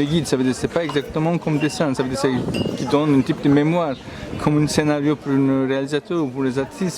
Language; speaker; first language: French; non-native, fluent; Turkish